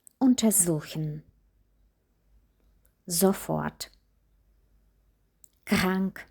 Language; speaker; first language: German; non-native, fluent; Ukrainian